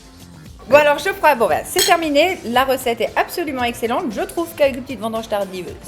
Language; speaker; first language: French; native; French